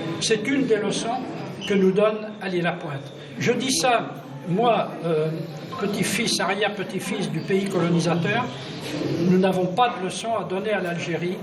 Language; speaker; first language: French; native; French